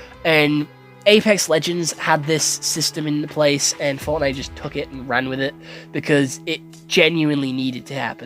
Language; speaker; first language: English; native; English